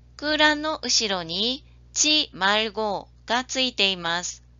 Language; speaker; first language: Japanese; native; Japanese